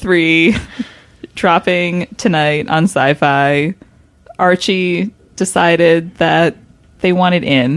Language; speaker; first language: English; native; English